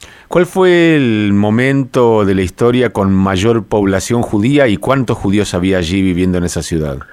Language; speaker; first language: Spanish; native; Spanish